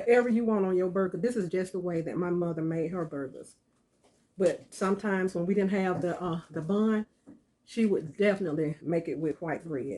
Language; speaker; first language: English; native; English